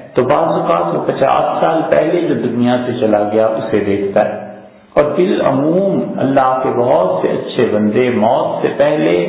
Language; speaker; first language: Urdu; native; Urdu